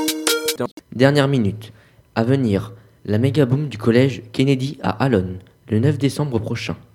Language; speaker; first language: French; native; French